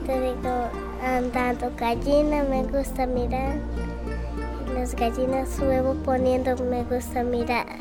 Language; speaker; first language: Spanish; non-native, local second language; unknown